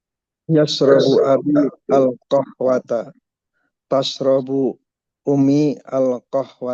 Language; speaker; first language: Arabic; non-native, learner; Indonesian